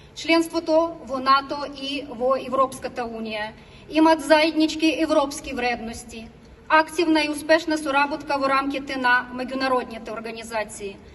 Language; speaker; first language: Macedonian; non-native, learner; Ukrainian